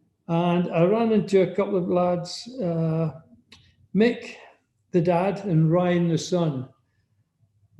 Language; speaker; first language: English; native; English